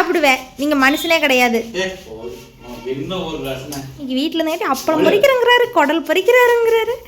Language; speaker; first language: Tamil; native; Tamil